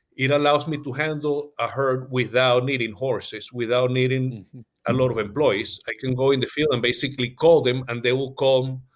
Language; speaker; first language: English; non-native, fluent; Spanish